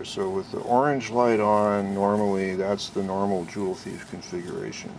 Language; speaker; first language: English; native; English